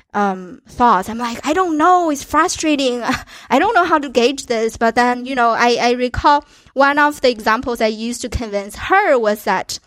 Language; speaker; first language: English; non-native, fluent; Chinese